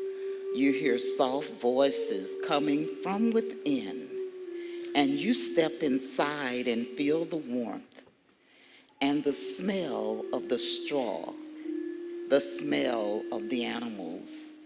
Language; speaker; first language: English; native; English